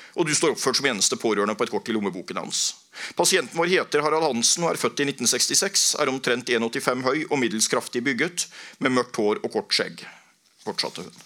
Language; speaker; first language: Norwegian; native; Norwegian